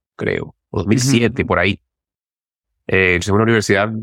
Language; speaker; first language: Spanish; native; Spanish